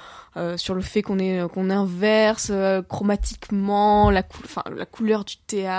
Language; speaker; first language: French; native; French